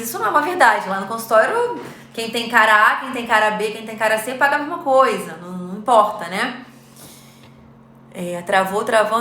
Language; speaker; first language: Portuguese; native; Portuguese